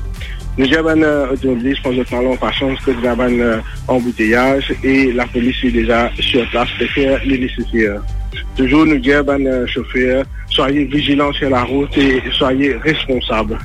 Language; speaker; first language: French; non-native, local second language; Morisyen